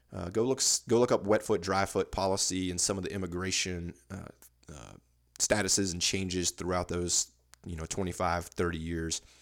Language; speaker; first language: English; native; English